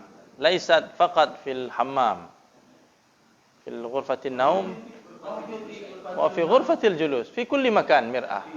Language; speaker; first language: Arabic; non-native, fluent; Indonesian